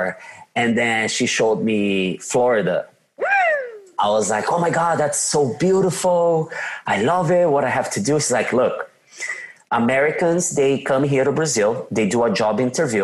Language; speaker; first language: English; non-native, fluent; Portuguese